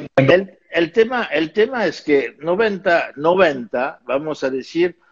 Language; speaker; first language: Spanish; non-native, fluent; French